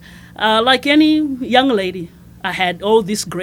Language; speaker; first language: English; non-native, local second language; Shona